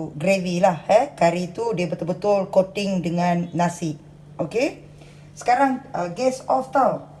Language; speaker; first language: Malay; non-native, local second language; Tamil